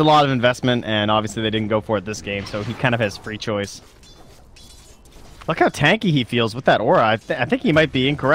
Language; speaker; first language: English; native; English